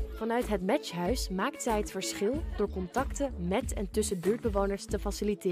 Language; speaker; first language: Dutch; native; Dutch